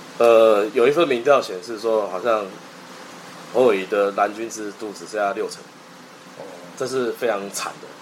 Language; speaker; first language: Chinese; native; Chinese